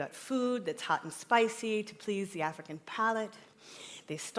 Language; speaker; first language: English; native; English